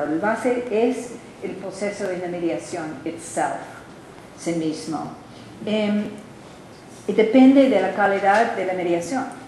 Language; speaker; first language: Spanish; non-native, learner; English